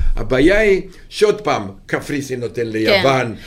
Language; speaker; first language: Hebrew; non-native, fluent; Romanian